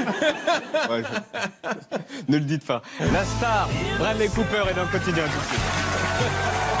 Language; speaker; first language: French; native; French